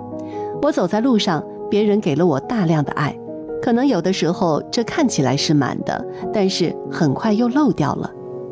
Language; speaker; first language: Chinese; native; Chinese